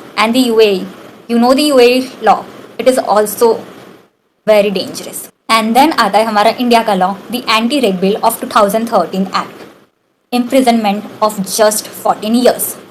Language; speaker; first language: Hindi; non-native, local second language; Bangla